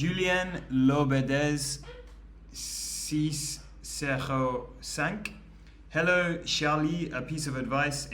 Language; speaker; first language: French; non-native, learner; English